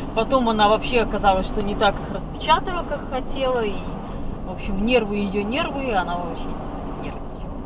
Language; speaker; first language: Russian; native; Russian